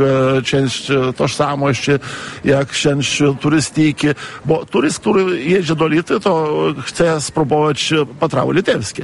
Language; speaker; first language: Polish; non-native, fluent; Lithuanian